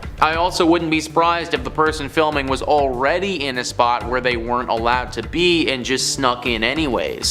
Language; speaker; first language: English; native; English